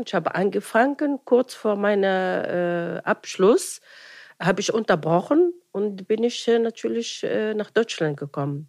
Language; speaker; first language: German; non-native, fluent; Arabic